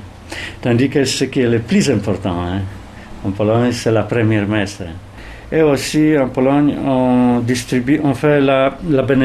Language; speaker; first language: French; non-native, fluent; Polish